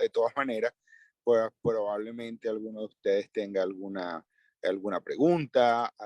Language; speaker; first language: Spanish; native; Spanish